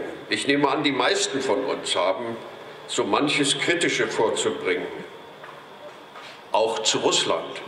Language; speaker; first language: German; native; German